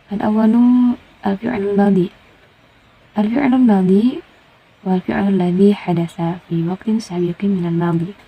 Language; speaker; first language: Arabic; non-native, learner; Indonesian